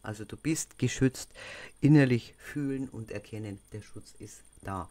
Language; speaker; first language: German; native; German